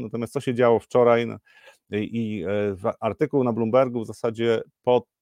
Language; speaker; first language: Polish; native; Polish